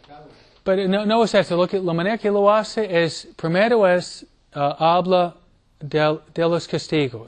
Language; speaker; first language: Spanish; non-native, fluent; English